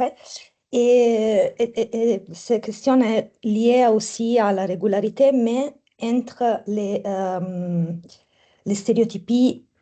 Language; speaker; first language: French; non-native, fluent; Italian